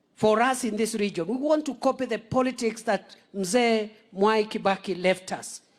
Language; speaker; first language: English; non-native, local second language; Swahili